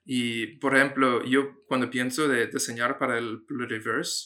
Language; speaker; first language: Spanish; non-native, fluent; English